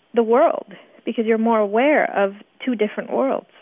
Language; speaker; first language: English; early bilingual, other home language; Persian